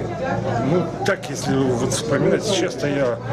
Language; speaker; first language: Russian; native; Russian